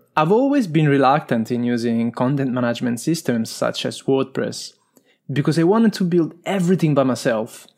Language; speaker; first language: English; non-native, fluent; Italian